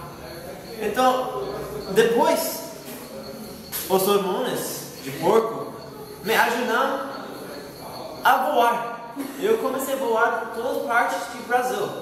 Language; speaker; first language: Portuguese; non-native, learner; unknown